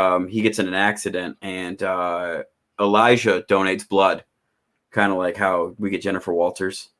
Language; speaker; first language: English; native; English